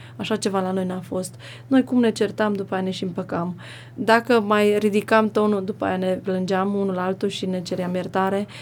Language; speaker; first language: Romanian; native; Romanian